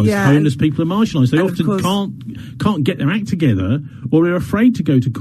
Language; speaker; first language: English; native; English